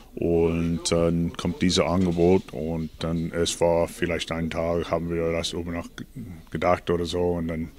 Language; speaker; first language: German; non-native, learner; English